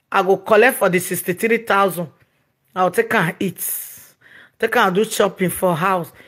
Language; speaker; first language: Nigerian Pidgin; non-native, local second language; Yoruba